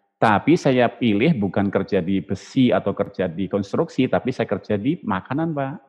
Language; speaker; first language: Indonesian; native; Indonesian